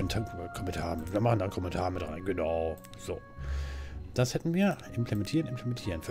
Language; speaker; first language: German; native; German